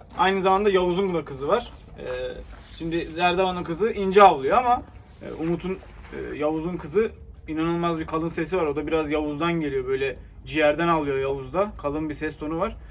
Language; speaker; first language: Turkish; native; Turkish